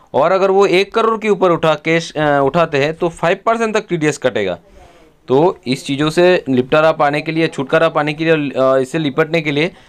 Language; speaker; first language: Hindi; non-native, local second language; Bangla